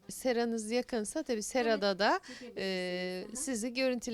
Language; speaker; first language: Turkish; native; Turkish